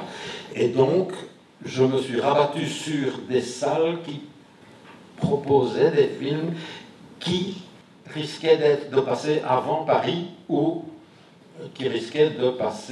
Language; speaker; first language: French; native; French